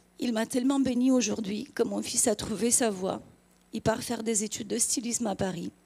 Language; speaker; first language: French; non-native, fluent; Romanian